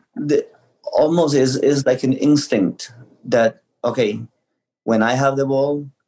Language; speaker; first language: English; early bilingual, other home language; Spanish